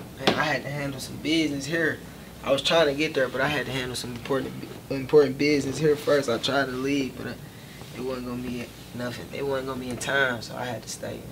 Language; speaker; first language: English; native; English